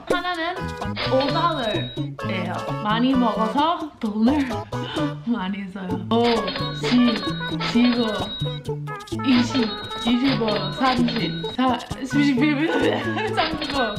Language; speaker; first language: Korean; non-native, learner; English